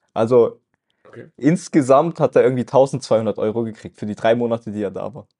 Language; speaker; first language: German; early bilingual, other home language; Russian